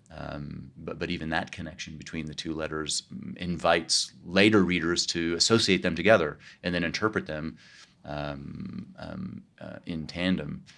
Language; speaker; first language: English; native; English